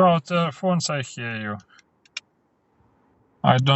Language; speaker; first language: English; non-native, learner; Russian